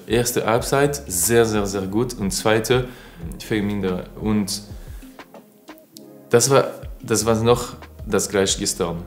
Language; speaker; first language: German; non-native, learner; French